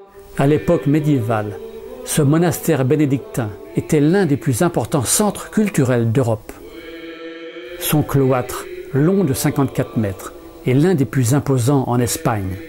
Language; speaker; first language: French; native; French